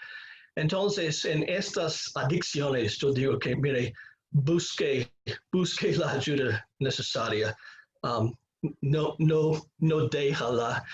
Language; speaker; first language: Spanish; non-native, fluent; English